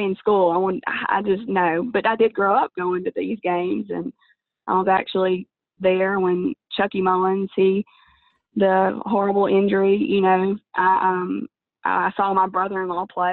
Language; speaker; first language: English; native; English